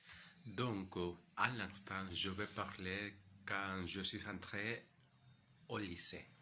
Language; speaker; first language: French; non-native, learner; Spanish